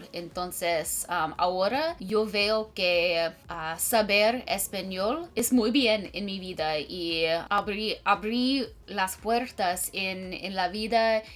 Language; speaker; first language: Spanish; non-native, learner; English